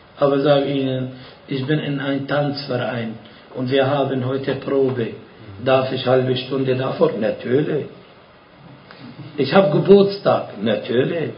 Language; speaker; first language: German; non-native, fluent; Arabic